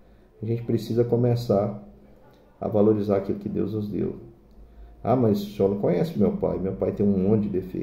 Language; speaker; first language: Portuguese; native; Portuguese